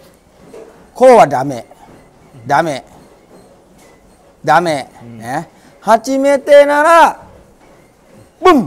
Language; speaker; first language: Japanese; non-native, learner; Thai